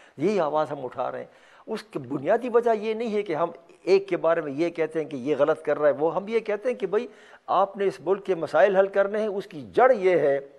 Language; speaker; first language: Urdu; non-native, local second language; Pashto